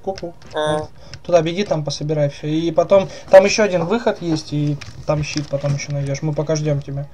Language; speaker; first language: Russian; native; Russian